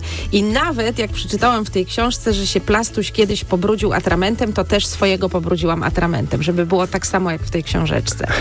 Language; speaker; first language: Polish; native; Polish